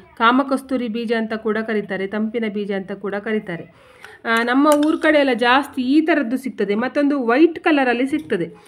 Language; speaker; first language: Kannada; non-native, local second language; Konkani